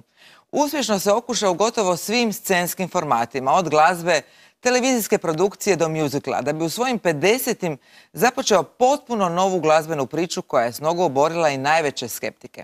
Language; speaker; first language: Croatian; native; Croatian